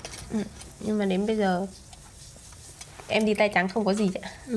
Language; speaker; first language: Vietnamese; native; Vietnamese